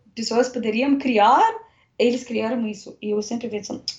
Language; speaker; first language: Portuguese; non-native, fluent; Russian